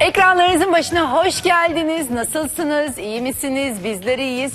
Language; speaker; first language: Turkish; native; Turkish